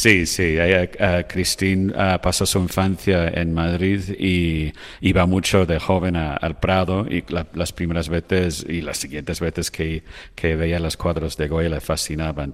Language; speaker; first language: Spanish; non-native, fluent; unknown